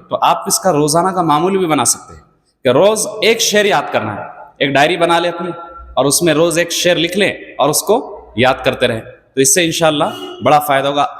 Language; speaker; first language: Urdu; native; Urdu